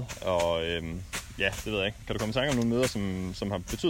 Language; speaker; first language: Danish; native; Danish